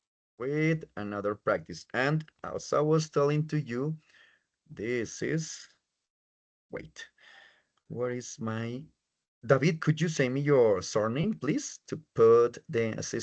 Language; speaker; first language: English; non-native, fluent; Spanish